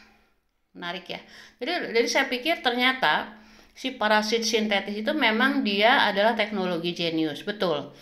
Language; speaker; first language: Indonesian; native; Indonesian